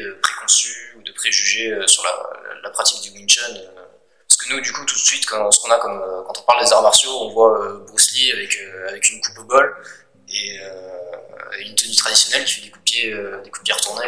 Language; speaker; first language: French; native; French